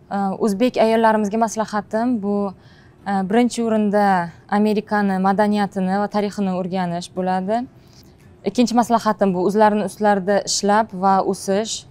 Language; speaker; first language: Uzbek; native; Uzbek